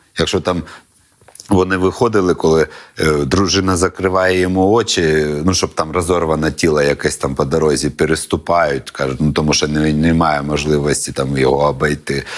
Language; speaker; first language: Ukrainian; non-native, local second language; Russian